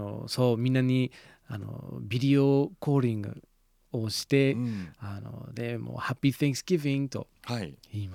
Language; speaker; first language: Japanese; non-native, fluent; English